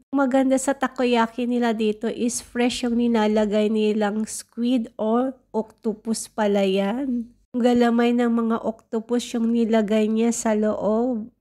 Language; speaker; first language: Filipino; non-native, local second language; Iloko